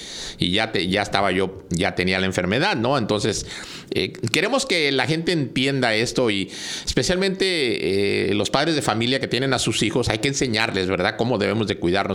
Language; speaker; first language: Spanish; native; Spanish